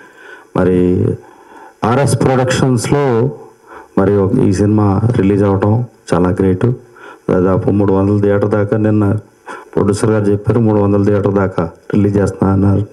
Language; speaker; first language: Telugu; native; Telugu